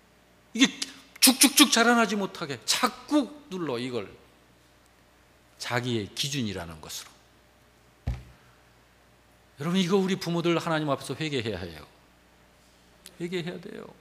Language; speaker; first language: Korean; native; Korean